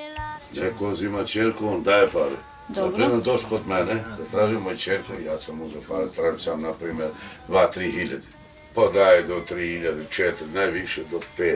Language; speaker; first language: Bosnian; non-native, local second language; Romany